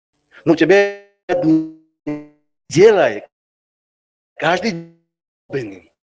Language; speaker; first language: Russian; non-native, learner; Georgian